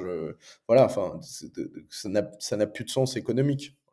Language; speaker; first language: French; native; French